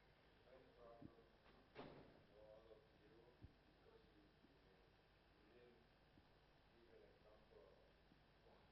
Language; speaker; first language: English; non-native, fluent; Indonesian